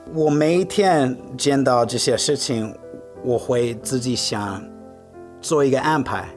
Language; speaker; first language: Chinese; non-native, fluent; English